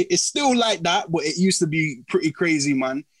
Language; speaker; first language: English; native; English